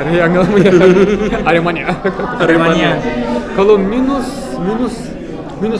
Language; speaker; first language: Indonesian; non-native, fluent; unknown